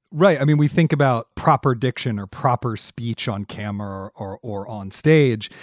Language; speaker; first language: English; native; English